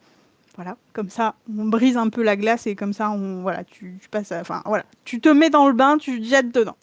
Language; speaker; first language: French; native; French